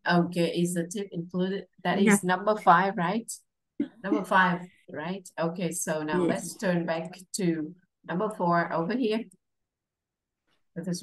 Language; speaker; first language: English; non-native, fluent; Vietnamese